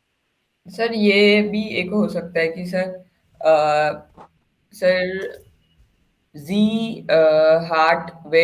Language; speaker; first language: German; non-native, learner; Hindi